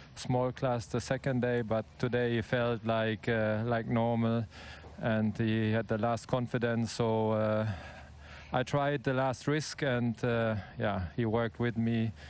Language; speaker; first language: English; non-native, fluent; German